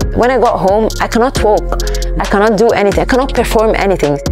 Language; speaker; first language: English; non-native, fluent; Arabic